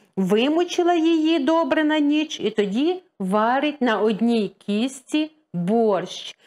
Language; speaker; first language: Ukrainian; native; Ukrainian